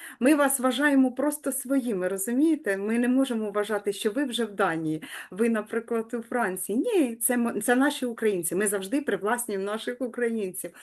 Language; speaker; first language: Ukrainian; native; Ukrainian